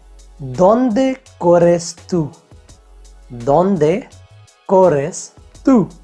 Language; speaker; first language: Spanish; non-native, fluent; Hindi